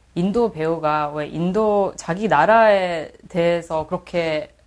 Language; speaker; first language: Korean; early bilingual, heritage; Korean